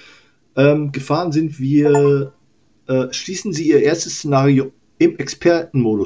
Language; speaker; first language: German; native; German